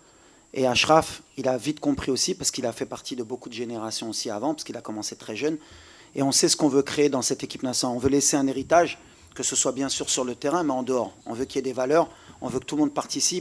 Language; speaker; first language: French; native; French